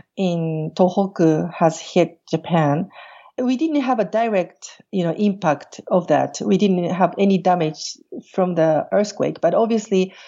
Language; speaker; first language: English; non-native, fluent; Portuguese